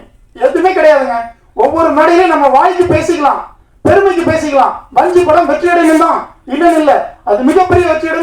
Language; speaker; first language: Tamil; native; Tamil